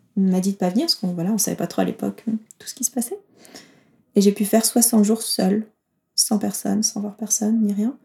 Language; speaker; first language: French; native; French